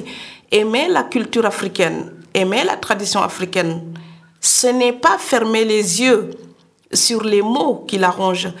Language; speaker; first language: French; non-native, local second language; Serer